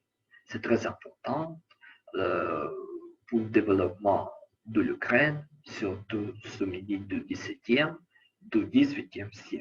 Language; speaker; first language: French; non-native, learner; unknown